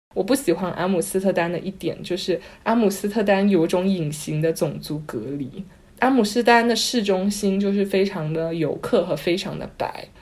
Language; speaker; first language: Chinese; non-native, local second language; Cantonese